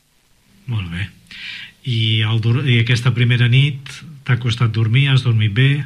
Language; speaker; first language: Catalan; native; Catalan